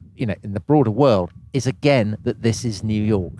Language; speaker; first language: English; native; English